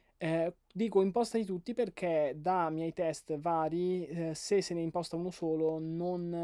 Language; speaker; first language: Italian; native; Italian